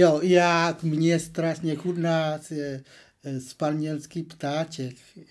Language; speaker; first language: Czech; non-native, learner; Vietnamese